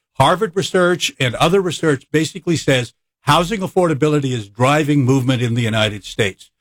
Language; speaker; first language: English; native; English